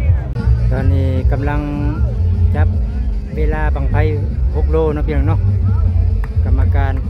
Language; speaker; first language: Thai; non-native, local second language; Lao